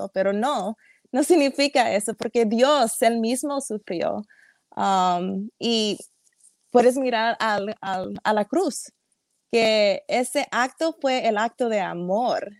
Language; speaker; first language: Spanish; early bilingual, heritage; English